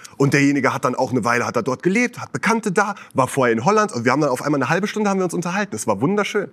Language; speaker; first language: German; native; German